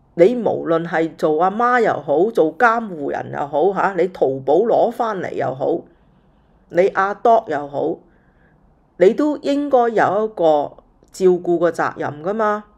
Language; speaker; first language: Cantonese; native; Cantonese